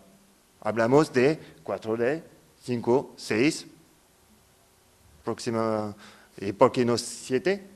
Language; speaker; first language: Spanish; non-native, fluent; French